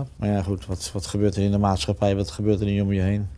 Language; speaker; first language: Dutch; native; Dutch